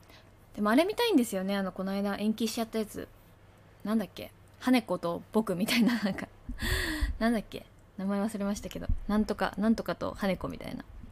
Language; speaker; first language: Japanese; native; Japanese